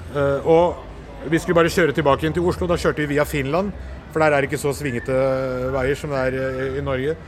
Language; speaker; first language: Norwegian; early bilingual, other home language; Urdu